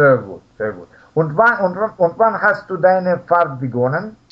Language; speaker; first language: German; non-native, learner; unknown